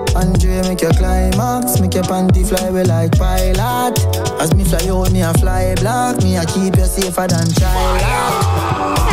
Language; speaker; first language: English; native; English